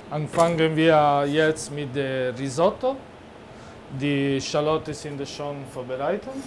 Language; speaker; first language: German; non-native, learner; Italian